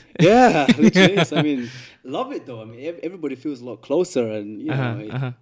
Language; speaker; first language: English; early bilingual, other home language; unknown